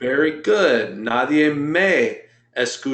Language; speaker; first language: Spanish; non-native, fluent; English